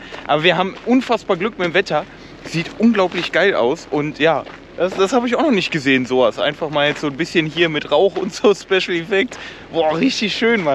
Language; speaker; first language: German; native; German